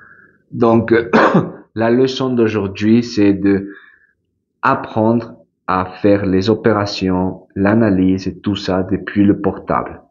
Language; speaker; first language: French; non-native, fluent; Spanish